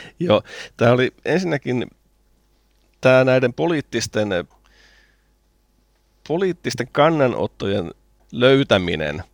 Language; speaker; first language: Finnish; native; Finnish